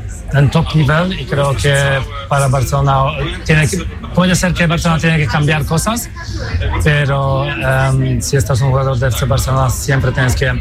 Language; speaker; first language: Spanish; non-native, fluent; Polish